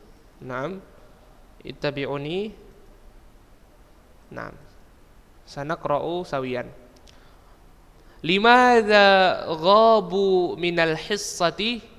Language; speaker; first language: Arabic; non-native, fluent; Indonesian